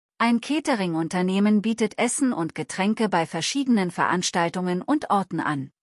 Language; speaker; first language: German; non-native, learner; Telugu